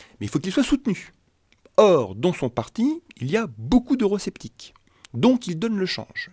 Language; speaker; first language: French; native; French